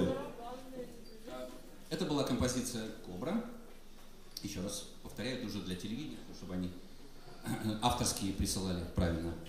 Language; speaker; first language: Russian; native; Russian